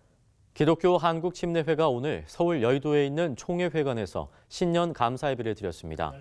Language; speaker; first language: Korean; native; Korean